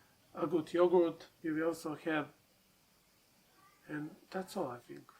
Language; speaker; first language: English; non-native, learner; Serbian